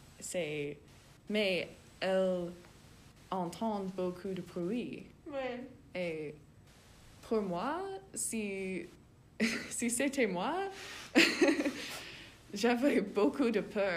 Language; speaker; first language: French; non-native, learner; English